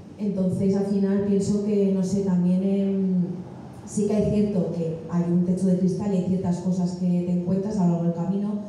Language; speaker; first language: Spanish; native; Spanish